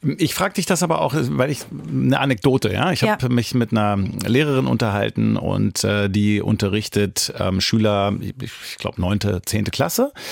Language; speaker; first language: German; native; German